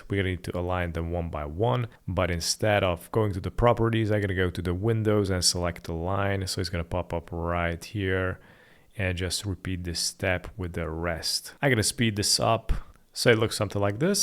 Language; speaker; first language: English; non-native, fluent; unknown